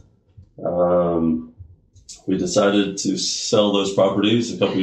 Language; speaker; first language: English; native; English